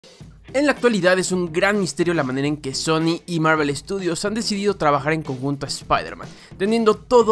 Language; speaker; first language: Spanish; native; Spanish